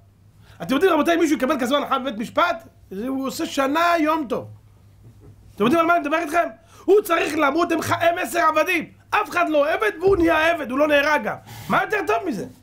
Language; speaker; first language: Hebrew; native; Hebrew